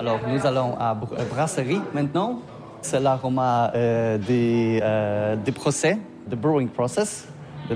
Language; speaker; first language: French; non-native, learner; Polish